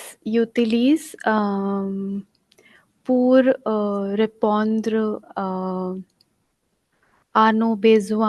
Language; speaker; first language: French; non-native, learner; Hindi